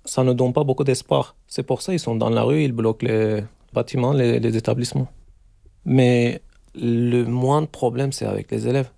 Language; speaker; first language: French; non-native, fluent; Turkish